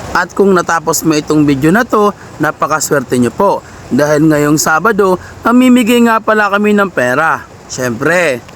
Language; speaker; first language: Filipino; non-native, local second language; Bikol